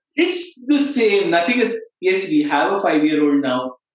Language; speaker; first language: English; non-native, local second language; Kannada